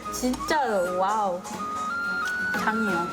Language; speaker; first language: Korean; non-native, learner; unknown